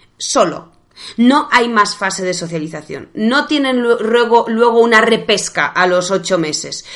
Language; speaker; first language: Spanish; non-native, fluent; Polish